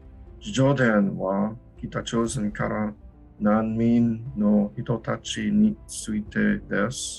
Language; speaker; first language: Japanese; non-native, learner; English